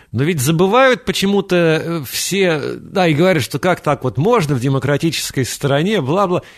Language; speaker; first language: Russian; native; Russian